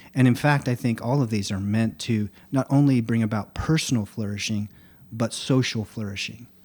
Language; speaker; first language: English; native; English